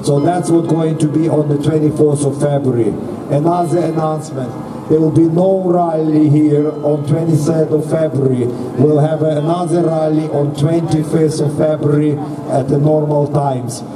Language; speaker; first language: English; non-native, fluent; Ukrainian